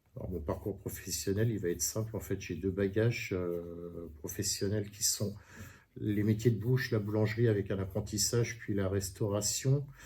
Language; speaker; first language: French; native; French